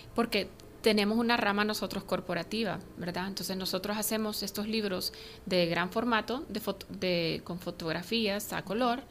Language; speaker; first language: Spanish; early bilingual, heritage; Spanish